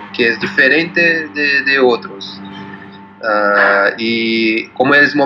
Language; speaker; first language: Spanish; non-native, learner; Portuguese